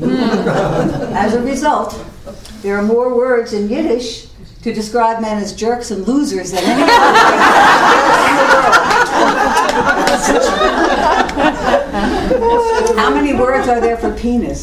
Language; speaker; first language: English; native; English